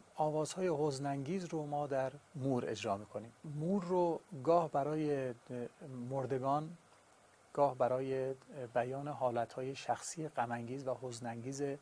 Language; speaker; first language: Persian; non-native, local second language; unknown